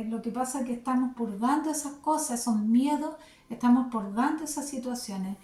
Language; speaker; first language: Spanish; native; Spanish